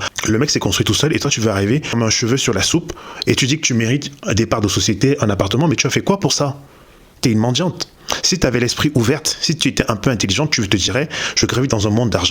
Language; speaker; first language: French; native; French